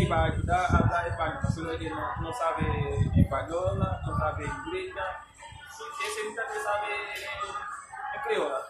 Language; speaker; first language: Portuguese; non-native, learner; Haitian Creole